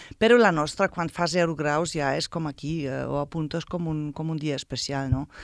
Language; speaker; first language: Catalan; non-native, fluent; German